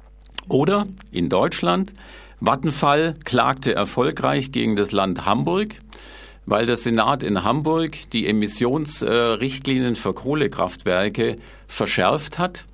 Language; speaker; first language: German; native; German